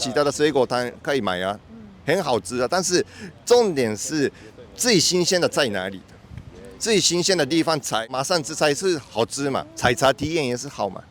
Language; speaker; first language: Chinese; non-native, fluent; Japanese